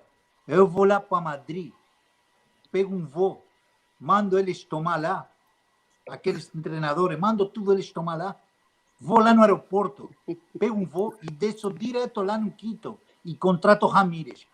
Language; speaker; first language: Portuguese; non-native, fluent; Spanish